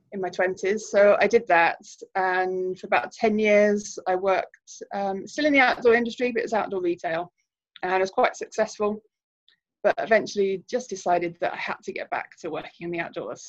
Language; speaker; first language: English; native; English